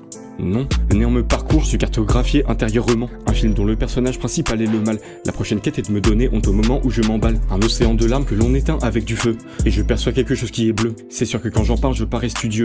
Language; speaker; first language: French; native; French